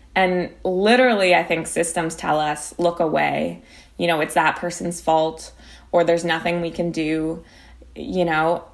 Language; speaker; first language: English; native; English